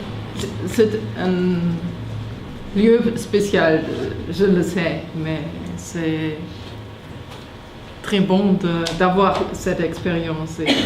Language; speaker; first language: French; non-native, fluent; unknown